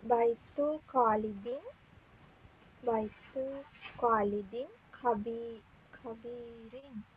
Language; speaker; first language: Arabic; non-native, learner; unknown